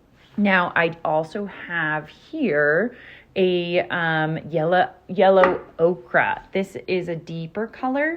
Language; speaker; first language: English; native; English